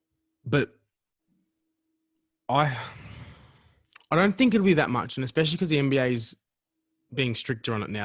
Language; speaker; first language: English; native; English